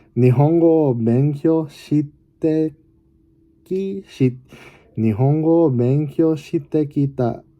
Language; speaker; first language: Japanese; non-native, learner; English